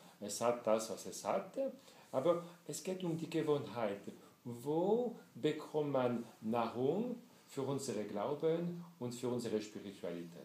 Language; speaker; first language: German; non-native, fluent; French